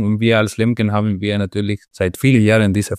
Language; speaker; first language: German; non-native, fluent; Spanish